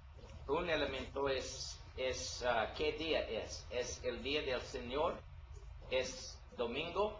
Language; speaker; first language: Spanish; non-native, learner; English